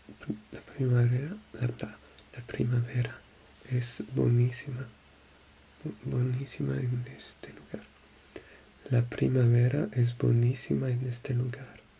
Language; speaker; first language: Spanish; non-native, learner; French